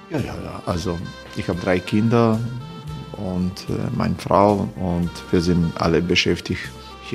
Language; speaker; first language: German; non-native, fluent; Croatian